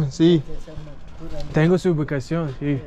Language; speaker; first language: Spanish; non-native, learner; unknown